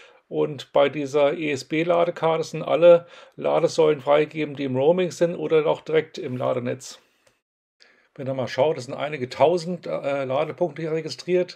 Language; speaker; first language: German; native; German